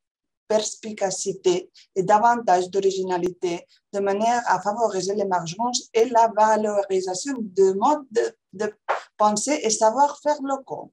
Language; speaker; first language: French; non-native, fluent; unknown